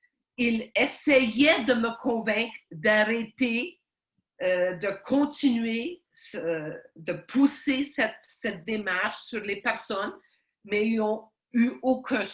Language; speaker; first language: French; early bilingual, heritage; Ukrainian